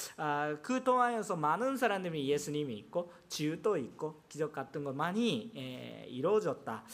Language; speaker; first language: Korean; non-native, fluent; Japanese